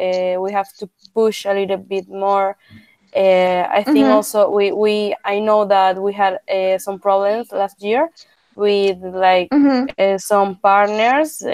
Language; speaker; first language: English; non-native, fluent; Italian